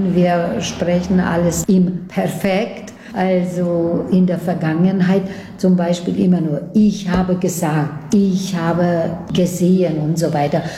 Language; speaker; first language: German; native; German